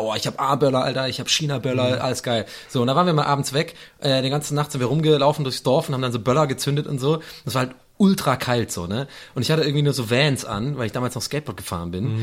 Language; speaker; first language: German; native; German